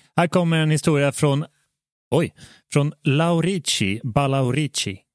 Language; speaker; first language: Swedish; native; Swedish